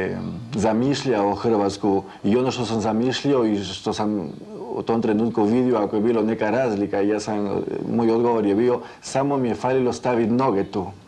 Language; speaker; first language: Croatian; early bilingual, heritage; Croatian